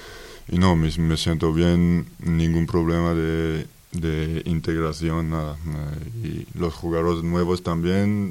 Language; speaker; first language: Spanish; non-native, fluent; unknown